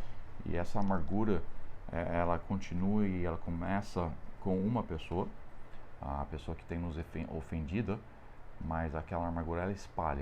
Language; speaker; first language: Portuguese; non-native, fluent; English